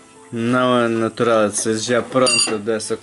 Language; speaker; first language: Portuguese; non-native, learner; Russian